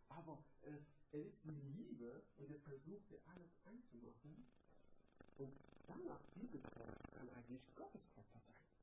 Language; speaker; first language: German; non-native, learner; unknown